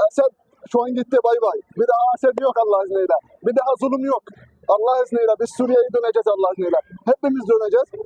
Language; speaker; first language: Turkish; non-native, learner; Arabic